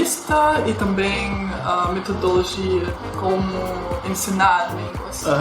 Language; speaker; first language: Portuguese; non-native, fluent; Russian